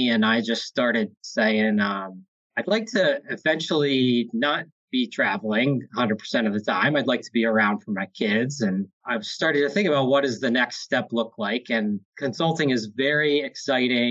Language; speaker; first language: English; native; English